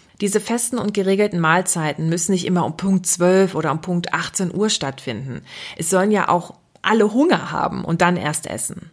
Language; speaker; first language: German; native; German